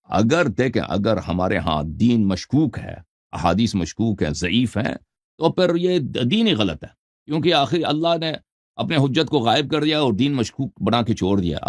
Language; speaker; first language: Urdu; non-native, fluent; Persian